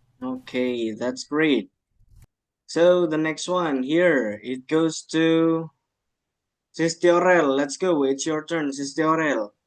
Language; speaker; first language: English; non-native, fluent; Indonesian